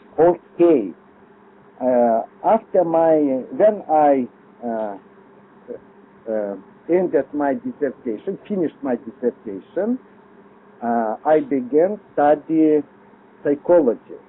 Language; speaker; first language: English; non-native, learner; Lithuanian